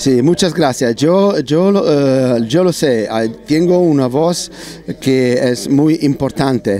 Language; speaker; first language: Spanish; non-native, learner; Italian